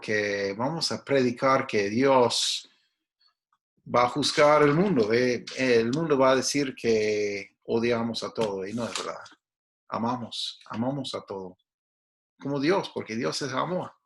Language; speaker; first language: Spanish; non-native, fluent; English